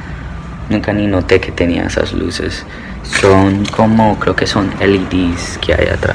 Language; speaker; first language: Spanish; early bilingual, heritage; Spanish